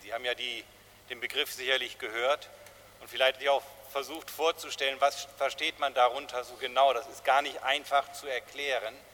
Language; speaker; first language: German; native; German